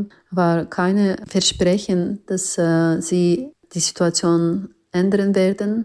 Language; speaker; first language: German; non-native, learner; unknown